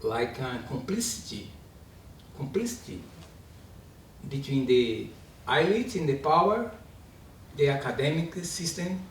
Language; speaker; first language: English; non-native, learner; Portuguese